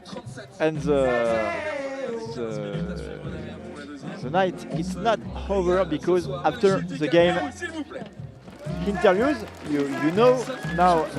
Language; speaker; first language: English; non-native, learner; French